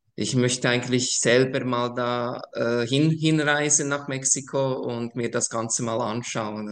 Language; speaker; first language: German; early bilingual, other home language; Slovak